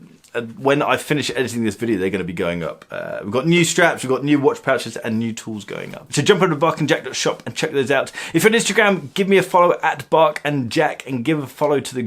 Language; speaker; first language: English; native; English